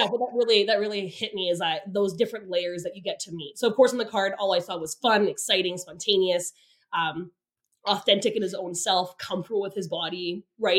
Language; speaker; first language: English; native; English